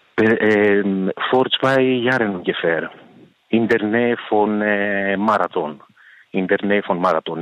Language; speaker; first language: German; non-native, learner; Greek